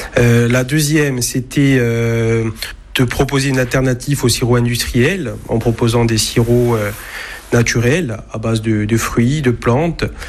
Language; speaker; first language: French; native; French